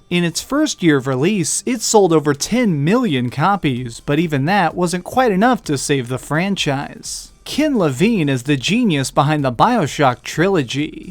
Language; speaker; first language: English; native; English